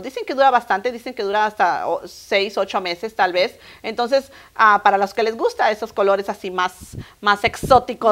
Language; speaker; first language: Spanish; early bilingual, heritage; Spanish